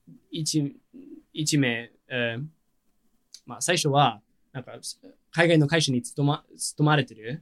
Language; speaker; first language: Japanese; non-native, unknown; English